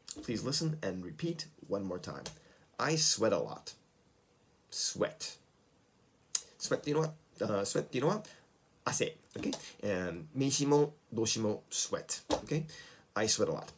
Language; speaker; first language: English; native; English